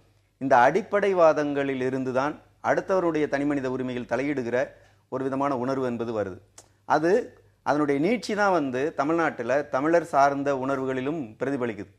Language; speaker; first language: Tamil; native; Tamil